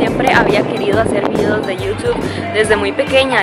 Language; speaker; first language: Spanish; early bilingual, other home language; Cantonese